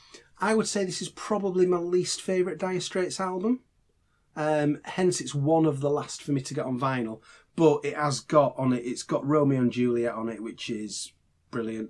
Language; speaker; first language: English; native; English